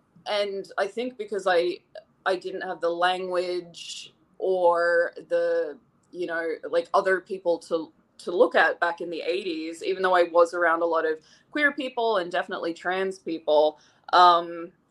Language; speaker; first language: English; native; English